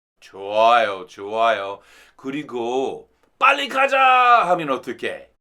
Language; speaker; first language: Korean; non-native, fluent; English